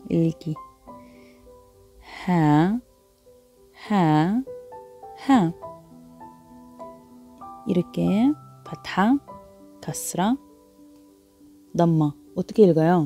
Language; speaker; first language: Korean; non-native, learner; Arabic